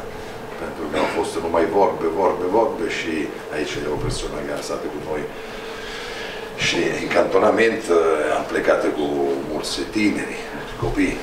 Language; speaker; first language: Romanian; non-native, fluent; Italian